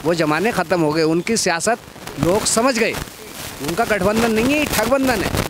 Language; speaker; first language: Hindi; native; Hindi